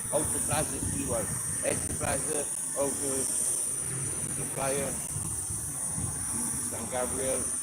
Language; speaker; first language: Spanish; non-native, learner; English